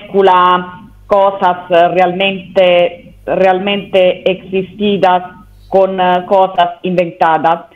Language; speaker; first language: Spanish; non-native, learner; Italian